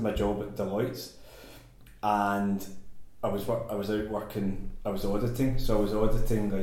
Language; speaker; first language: English; native; English